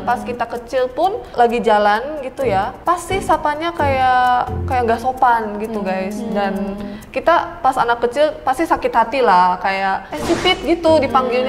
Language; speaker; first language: Indonesian; non-native, local second language; Korean